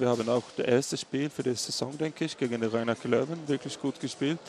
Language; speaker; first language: German; non-native, fluent; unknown